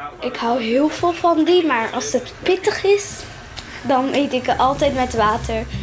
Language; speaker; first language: Dutch; early bilingual, other home language; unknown